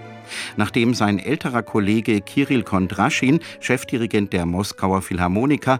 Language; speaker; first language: German; native; German